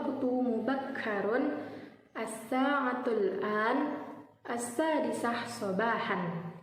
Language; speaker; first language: Arabic; non-native, learner; Indonesian